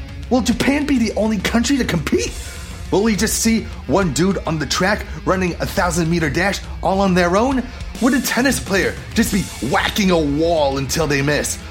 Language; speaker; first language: English; native; English